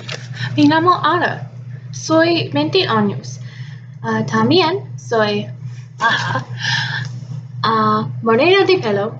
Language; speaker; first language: Spanish; non-native, learner; English